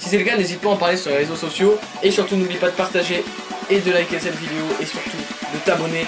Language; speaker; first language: French; native; French